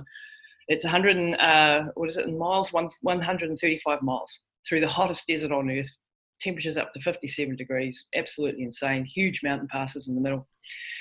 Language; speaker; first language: English; native; English